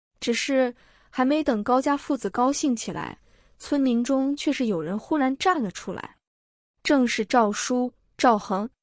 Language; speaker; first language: Chinese; native; Chinese